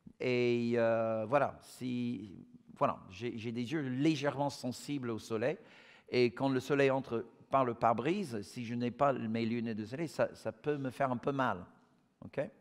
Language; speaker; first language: French; non-native, fluent; English